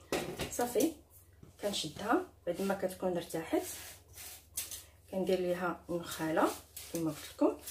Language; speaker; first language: Arabic; native; Arabic